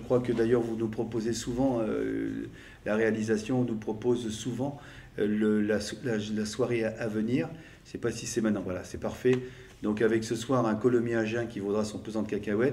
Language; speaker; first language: French; native; French